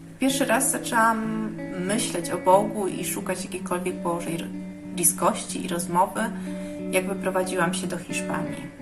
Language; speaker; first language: Polish; early bilingual, heritage; Polish